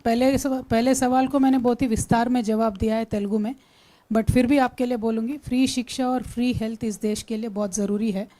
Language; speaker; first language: Hindi; non-native, local second language; Telugu